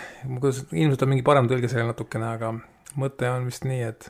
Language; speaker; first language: Estonian; native; Estonian